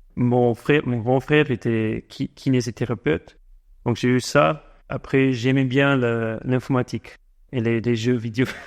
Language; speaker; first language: French; non-native, fluent; English